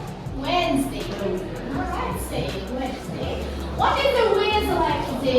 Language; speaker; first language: English; non-native, learner; Kazakh